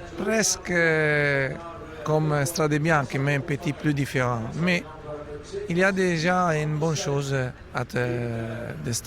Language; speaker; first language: French; non-native, learner; Italian